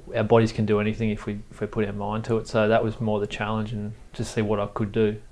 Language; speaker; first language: English; native; English